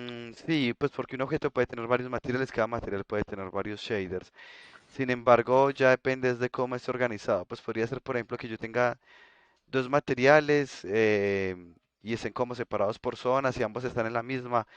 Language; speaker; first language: Spanish; native; Spanish